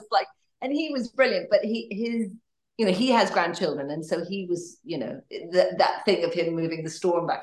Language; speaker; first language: English; native; English